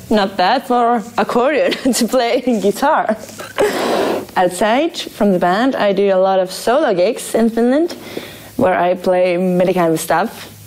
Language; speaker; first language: English; non-native, fluent; Finnish